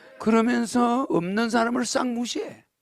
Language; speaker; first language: Korean; native; Korean